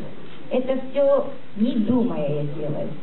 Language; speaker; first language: Russian; non-native, fluent; Japanese